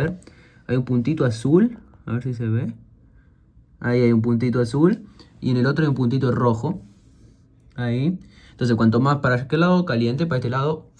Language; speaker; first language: Spanish; native; Spanish